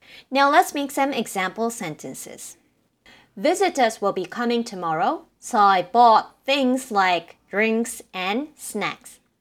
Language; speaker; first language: English; non-native, fluent; Japanese